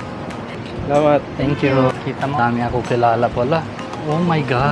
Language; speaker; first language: Filipino; non-native, learner; Punjabi